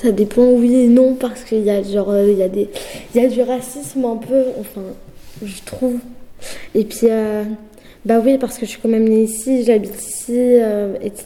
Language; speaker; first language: French; early bilingual, other home language; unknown